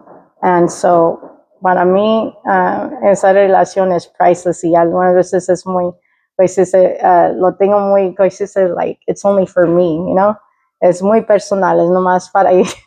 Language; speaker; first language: Spanish; early bilingual, heritage; Spanish